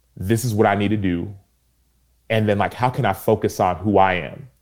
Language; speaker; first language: English; early bilingual, other home language; Yoruba